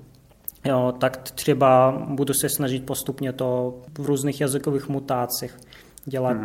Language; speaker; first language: Czech; non-native, fluent; Russian